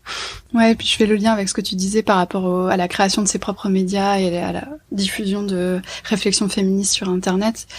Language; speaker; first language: French; native; French